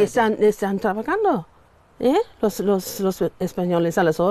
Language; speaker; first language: Spanish; non-native, learner; English